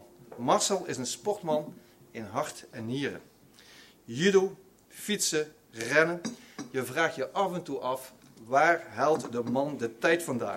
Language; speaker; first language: Dutch; native; Dutch